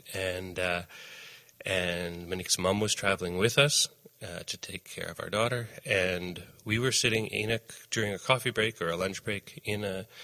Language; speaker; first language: English; native; English